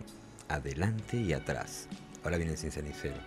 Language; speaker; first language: Spanish; native; Spanish